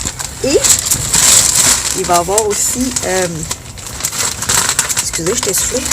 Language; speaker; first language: French; native; French